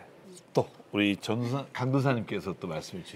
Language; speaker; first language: Korean; native; Korean